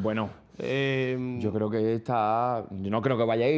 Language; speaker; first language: Spanish; native; Spanish